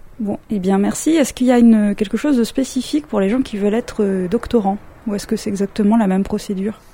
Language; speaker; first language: French; native; French